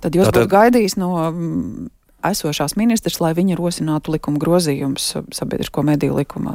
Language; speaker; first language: Latvian; native; Latvian